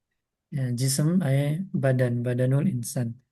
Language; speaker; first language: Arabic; non-native, fluent; Indonesian